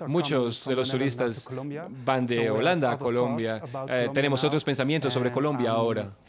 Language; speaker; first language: Spanish; non-native, fluent; Dutch